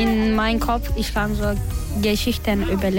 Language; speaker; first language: German; non-native, learner; Turkish